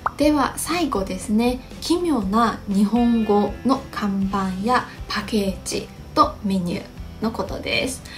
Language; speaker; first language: Japanese; non-native, fluent; Chinese